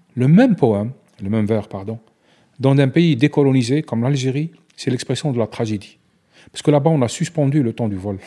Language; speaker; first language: French; non-native, local second language; Arabic